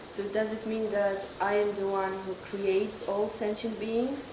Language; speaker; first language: English; non-native, fluent; Polish